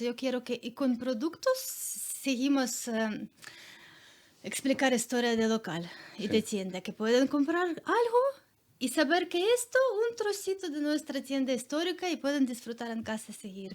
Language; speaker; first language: Spanish; non-native, learner; Ukrainian